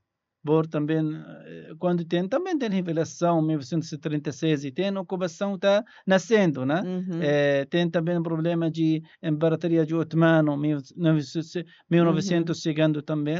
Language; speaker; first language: Portuguese; non-native, learner; Arabic